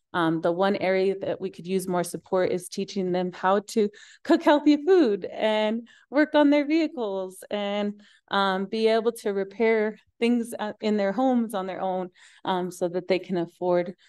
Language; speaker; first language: English; native; English